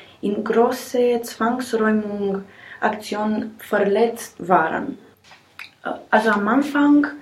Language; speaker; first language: German; non-native, learner; Romanian